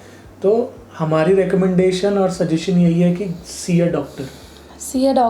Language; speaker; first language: Hindi; native; Hindi